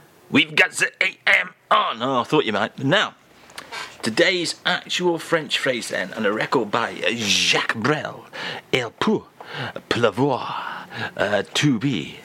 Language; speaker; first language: English; native; English